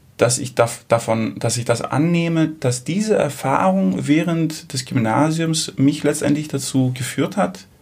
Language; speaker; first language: German; early bilingual, other home language; Greek